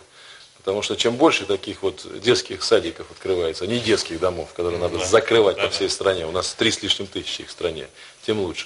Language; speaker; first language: Russian; native; Russian